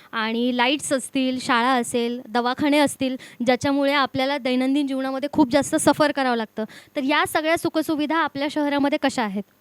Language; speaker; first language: Marathi; native; Marathi